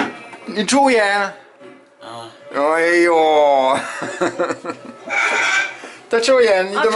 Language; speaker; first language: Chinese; non-native, learner; French